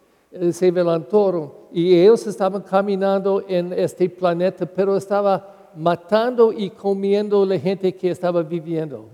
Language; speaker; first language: Spanish; non-native, learner; English